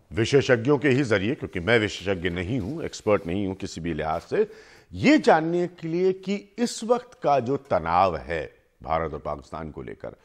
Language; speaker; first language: Hindi; native; Hindi